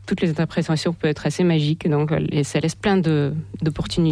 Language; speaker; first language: French; non-native, fluent; Ukrainian